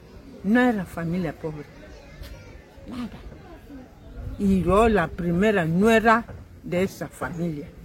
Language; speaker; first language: Spanish; non-native, learner; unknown